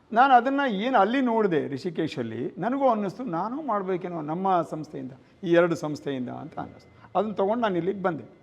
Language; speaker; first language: Kannada; native; Kannada